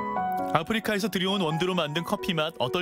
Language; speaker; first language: Korean; native; Korean